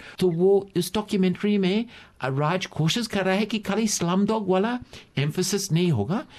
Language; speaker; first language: Hindi; non-native, fluent; English